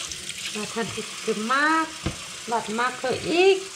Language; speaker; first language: German; non-native, learner; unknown